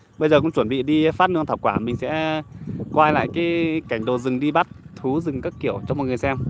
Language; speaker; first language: Vietnamese; non-native, local second language; Iu Mien